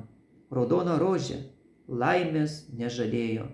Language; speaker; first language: Lithuanian; native; Lithuanian